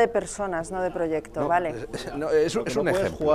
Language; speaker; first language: Spanish; native; Spanish